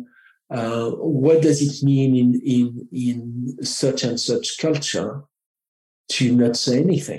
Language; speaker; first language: English; non-native, fluent; French